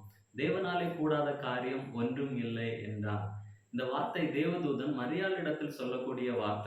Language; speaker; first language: Tamil; native; Tamil